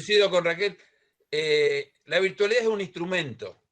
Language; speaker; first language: Spanish; native; Spanish